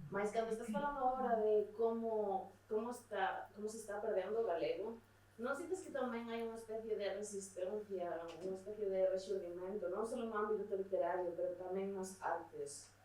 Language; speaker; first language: Galician; non-native, local second language; Spanish